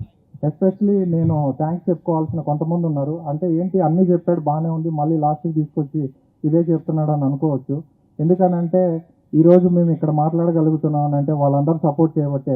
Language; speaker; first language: Telugu; native; Telugu